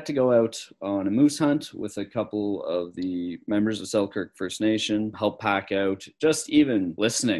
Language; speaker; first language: English; native; English